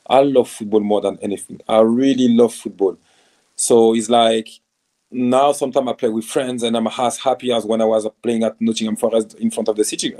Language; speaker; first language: English; non-native, fluent; French